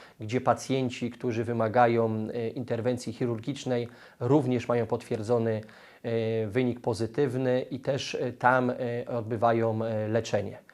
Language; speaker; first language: Polish; native; Polish